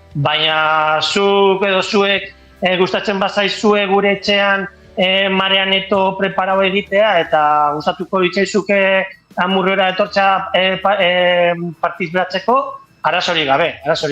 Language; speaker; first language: Basque; non-native, local second language; Spanish